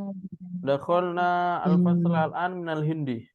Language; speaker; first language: Arabic; non-native, fluent; Indonesian